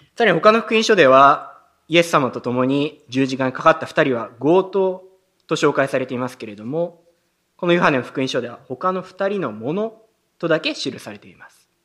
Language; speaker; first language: Japanese; native; Japanese